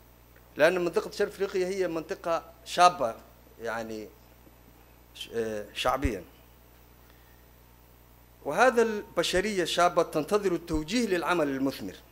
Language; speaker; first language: Arabic; non-native, local second language; Somali